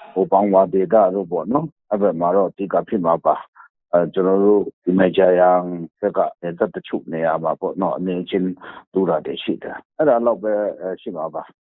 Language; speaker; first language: Burmese; non-native, local second language; Kachin